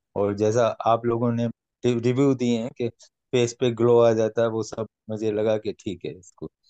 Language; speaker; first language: Hindi; native; Hindi